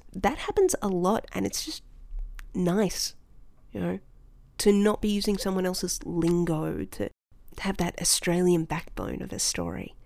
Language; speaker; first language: English; native; English